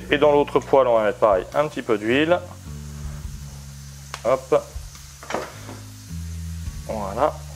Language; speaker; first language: French; native; French